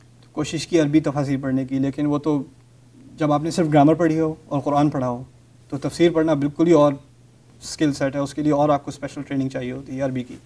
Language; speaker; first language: Urdu; early bilingual, heritage; Urdu